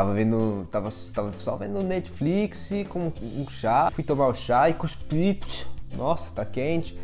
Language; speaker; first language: Portuguese; non-native, fluent; English